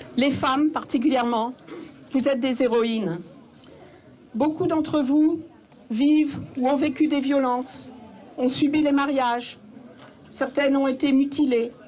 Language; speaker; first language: French; native; French